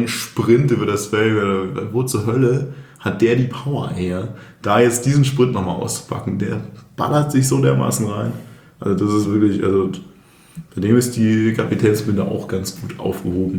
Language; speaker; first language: German; native; German